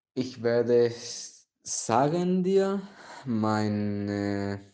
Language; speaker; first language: German; non-native, learner; Spanish